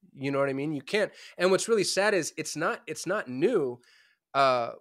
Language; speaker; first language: English; early bilingual, other home language; Urdu